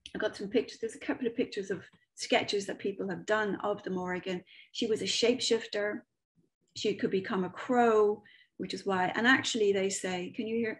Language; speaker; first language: English; native; English